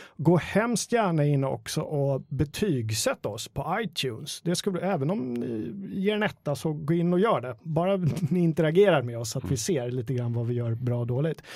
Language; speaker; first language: Swedish; native; Swedish